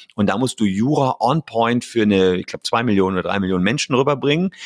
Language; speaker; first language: German; native; German